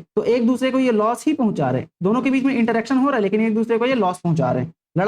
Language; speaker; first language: Hindi; native; Hindi